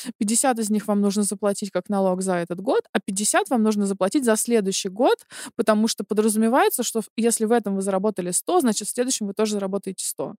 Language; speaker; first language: Russian; native; Russian